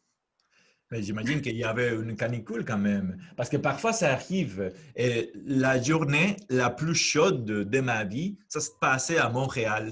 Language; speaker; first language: French; non-native, fluent; Spanish